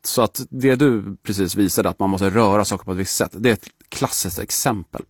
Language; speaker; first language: Swedish; native; Swedish